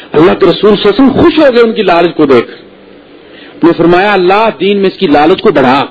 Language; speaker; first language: Urdu; non-native, local second language; Punjabi